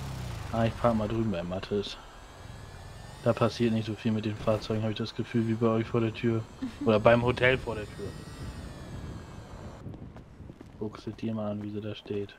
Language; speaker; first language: German; native; German